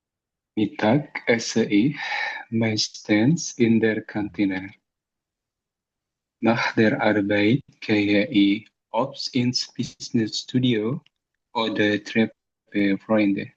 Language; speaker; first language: German; non-native, learner; Indonesian